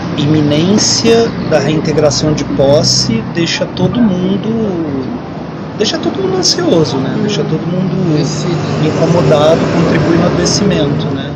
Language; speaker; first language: Portuguese; native; Portuguese